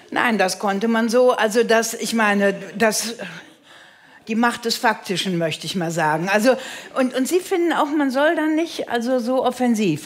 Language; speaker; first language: German; native; German